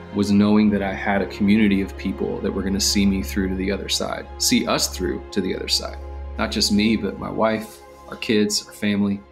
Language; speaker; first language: English; native; English